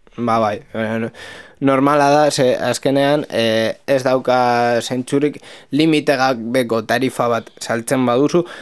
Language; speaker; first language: Basque; non-native, local second language; Spanish